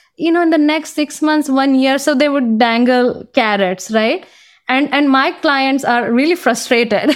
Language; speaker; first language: English; non-native, local second language; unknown